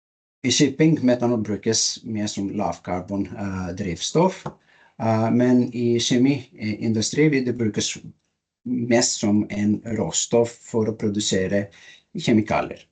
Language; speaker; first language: Norwegian; non-native, learner; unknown